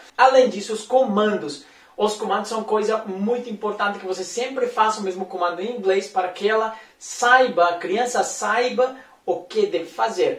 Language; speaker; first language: Portuguese; non-native, fluent; Spanish